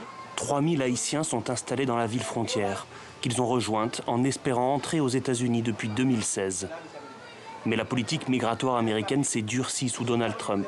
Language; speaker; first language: French; native; French